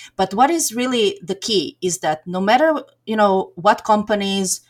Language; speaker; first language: English; non-native, fluent; Serbian